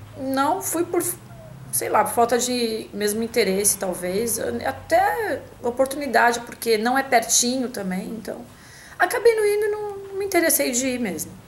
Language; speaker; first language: Portuguese; native; Portuguese